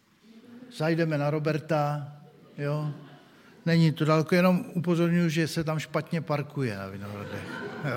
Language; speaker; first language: Czech; native; Czech